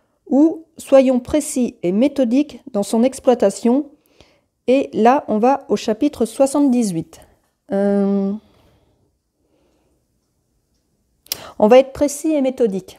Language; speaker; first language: French; native; French